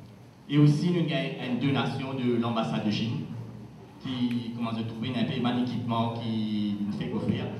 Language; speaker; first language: French; non-native, local second language; Morisyen